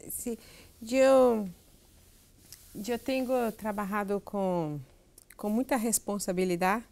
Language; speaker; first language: Spanish; non-native, learner; Portuguese